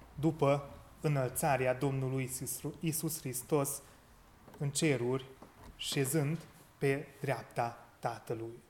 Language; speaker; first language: Romanian; non-native, local second language; Hungarian